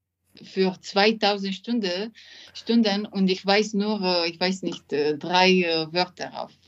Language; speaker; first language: German; non-native, learner; French